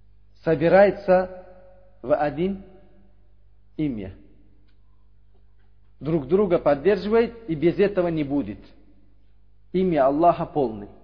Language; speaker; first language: Russian; non-native, learner; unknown